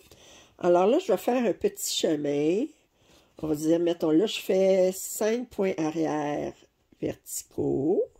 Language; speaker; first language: French; native; French